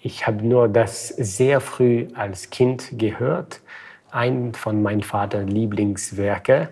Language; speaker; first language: German; non-native, fluent; French